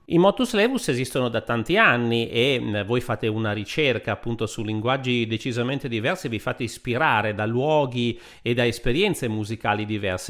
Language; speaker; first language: Italian; native; Italian